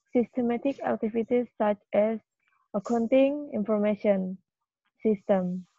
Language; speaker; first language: English; non-native, fluent; Indonesian